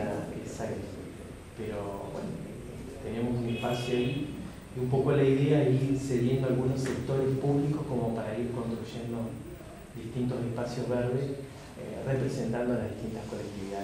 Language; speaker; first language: Spanish; native; Spanish